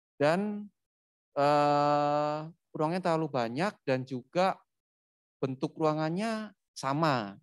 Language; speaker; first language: Indonesian; native; Indonesian